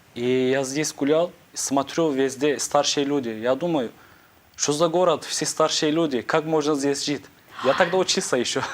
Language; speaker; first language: Ukrainian; non-native, learner; Turkish